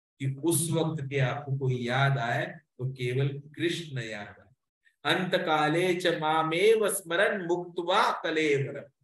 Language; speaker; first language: Hindi; non-native, local second language; Marathi